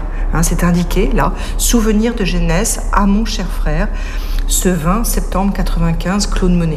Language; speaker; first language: French; native; French